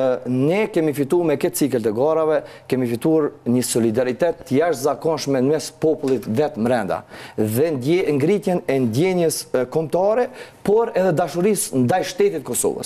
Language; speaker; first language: Albanian; native; Albanian